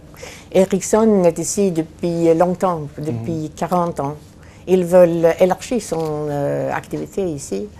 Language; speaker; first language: French; non-native, fluent; Swedish